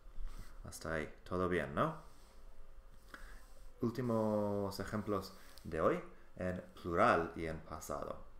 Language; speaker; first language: Spanish; non-native, fluent; English